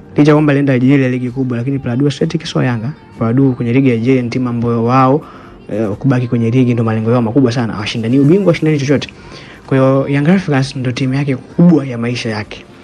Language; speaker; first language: Swahili; native; Swahili